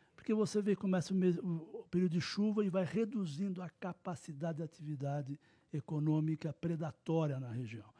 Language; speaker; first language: Portuguese; native; Portuguese